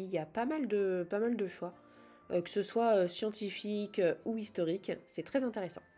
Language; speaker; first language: French; native; French